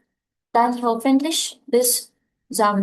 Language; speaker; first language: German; non-native, fluent; Hindi